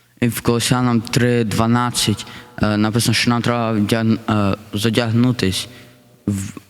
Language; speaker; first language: Ukrainian; early bilingual, heritage; Ukrainian